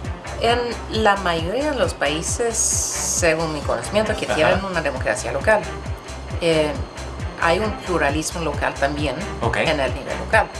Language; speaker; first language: Spanish; non-native, fluent; Swedish